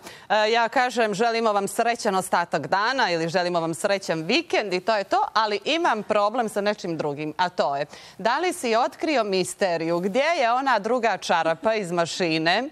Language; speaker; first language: Serbian; native; Serbian